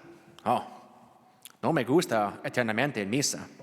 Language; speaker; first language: Spanish; non-native, learner; English